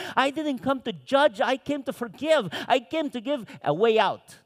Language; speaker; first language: English; non-native, fluent; Arabic